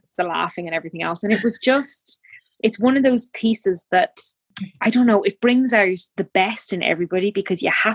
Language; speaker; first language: English; native; English